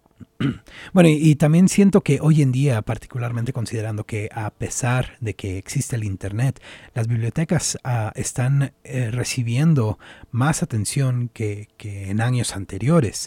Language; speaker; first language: Spanish; native; Spanish